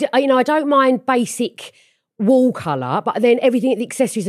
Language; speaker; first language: English; native; English